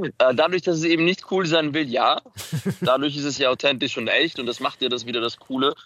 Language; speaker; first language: German; early bilingual, other home language; Macedonian